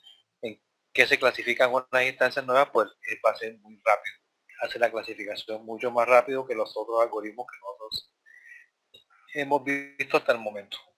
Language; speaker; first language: Spanish; native; Spanish